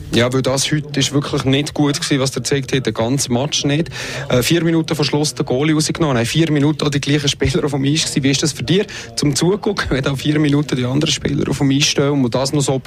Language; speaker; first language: German; native; German